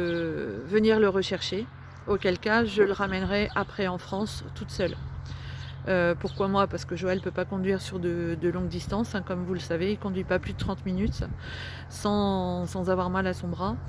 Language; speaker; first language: French; native; French